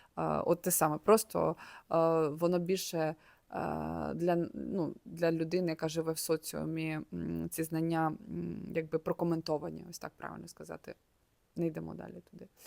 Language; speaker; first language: Ukrainian; native; Ukrainian